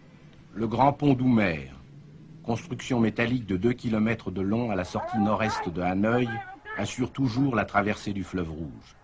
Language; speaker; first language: French; native; French